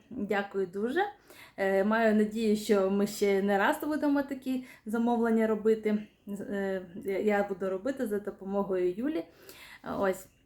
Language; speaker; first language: Ukrainian; non-native, local second language; Russian